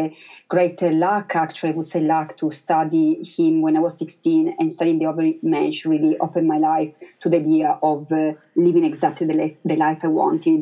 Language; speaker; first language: English; non-native, fluent; Italian